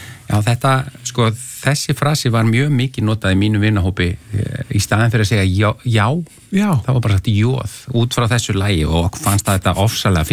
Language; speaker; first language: Icelandic; native; Icelandic